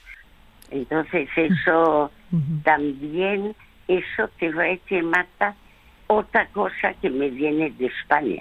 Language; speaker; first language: Spanish; early bilingual, other home language; French